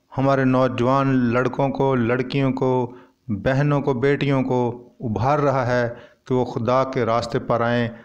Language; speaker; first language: Urdu; non-native, local second language; Punjabi